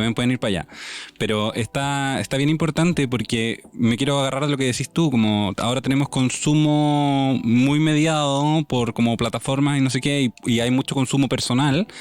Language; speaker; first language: Spanish; native; Spanish